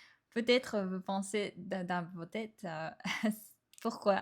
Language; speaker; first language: French; non-native, fluent; Japanese